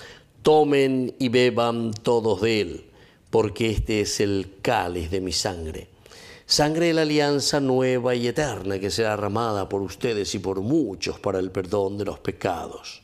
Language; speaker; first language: Spanish; native; Spanish